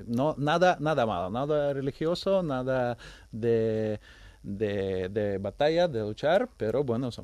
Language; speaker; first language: Spanish; non-native, fluent; Ukrainian